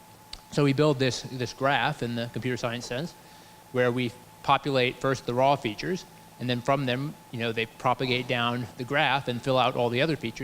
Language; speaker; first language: English; native; English